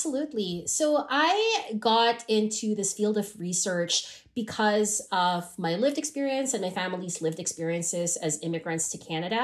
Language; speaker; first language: English; non-native, local second language; Filipino